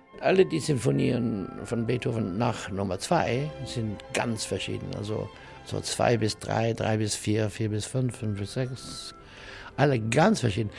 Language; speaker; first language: German; non-native, learner; English